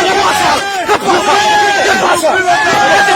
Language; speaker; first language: Spanish; native; Spanish